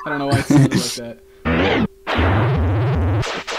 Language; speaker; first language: English; native; English